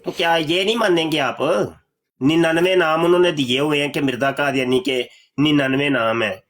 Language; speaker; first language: Urdu; non-native, local second language; Punjabi